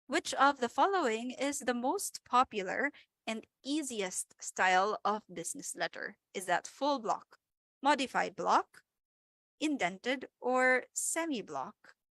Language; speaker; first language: English; non-native, local second language; Filipino